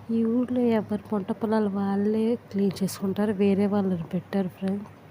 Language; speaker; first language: Telugu; non-native, local second language; Urdu